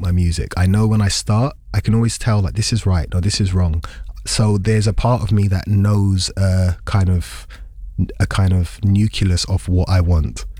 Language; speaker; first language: English; native; English